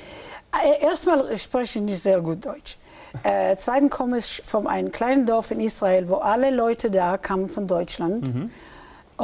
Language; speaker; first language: German; early bilingual, heritage; German